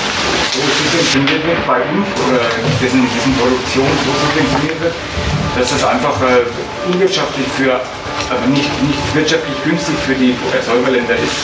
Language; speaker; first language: German; native; German